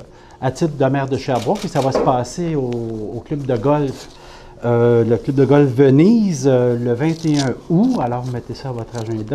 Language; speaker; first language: French; native; French